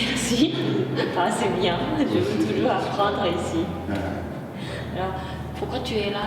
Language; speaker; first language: French; non-native, fluent; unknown